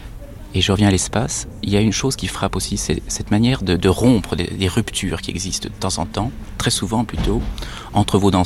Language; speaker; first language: French; native; French